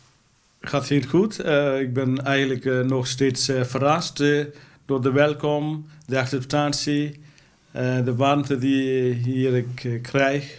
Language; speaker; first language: Dutch; non-native, fluent; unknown